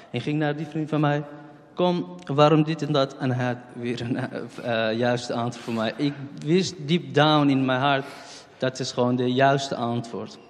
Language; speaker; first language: Dutch; non-native, fluent; Central Kurdish